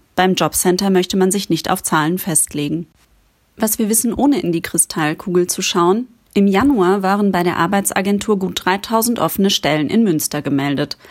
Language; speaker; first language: German; native; German